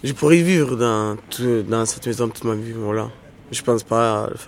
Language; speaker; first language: French; native; French